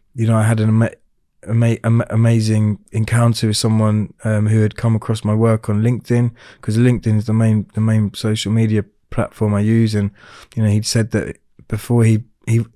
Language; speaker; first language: English; native; English